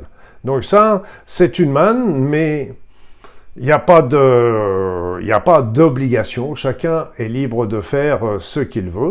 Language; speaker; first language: French; native; French